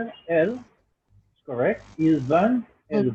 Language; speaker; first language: French; non-native, learner; Spanish